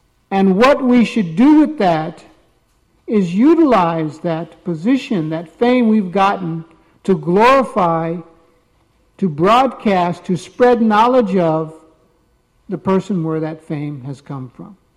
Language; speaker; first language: English; native; English